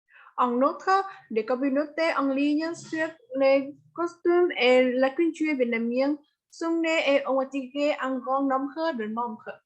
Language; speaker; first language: French; non-native, learner; Vietnamese